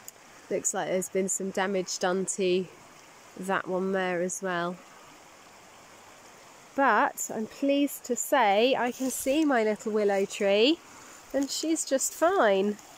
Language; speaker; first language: English; native; English